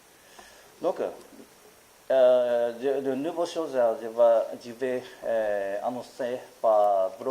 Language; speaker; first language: French; non-native, learner; Japanese